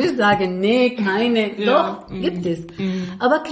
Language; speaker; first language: German; non-native, learner; Arabic